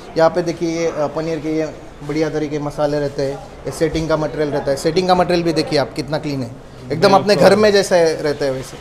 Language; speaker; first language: Hindi; non-native, local second language; Marathi